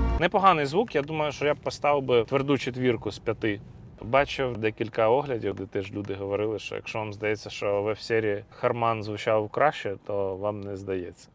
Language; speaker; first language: Ukrainian; non-native, local second language; Russian